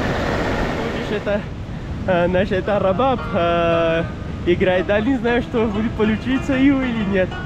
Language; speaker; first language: Russian; non-native, learner; Pashto